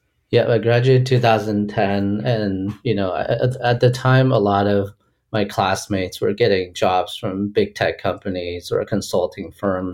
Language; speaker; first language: English; early bilingual, other home language; Chinese